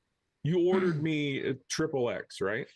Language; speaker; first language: English; native; English